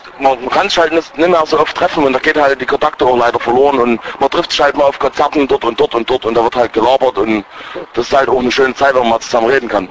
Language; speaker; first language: German; native; German